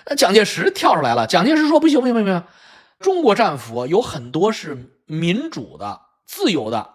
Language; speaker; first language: Chinese; native; Chinese